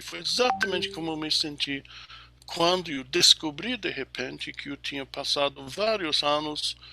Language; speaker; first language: Portuguese; non-native, fluent; English